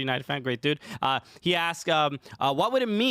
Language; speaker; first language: English; native; English